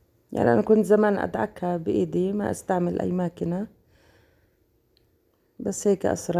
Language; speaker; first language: Arabic; native; Arabic